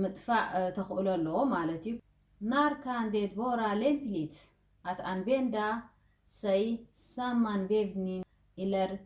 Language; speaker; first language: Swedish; non-native, fluent; Tigrinya